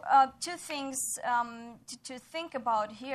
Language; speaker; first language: English; non-native, fluent; Ukrainian